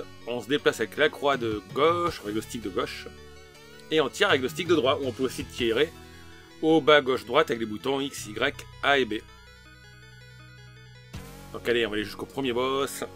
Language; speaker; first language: French; native; French